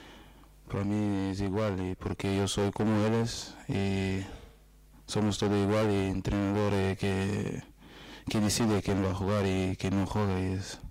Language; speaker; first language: Spanish; non-native, fluent; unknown